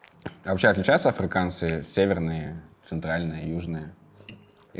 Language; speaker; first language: Russian; native; Russian